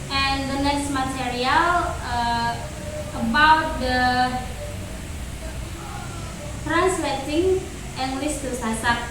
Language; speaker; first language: English; non-native, learner; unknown